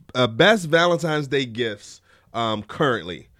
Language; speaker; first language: English; native; English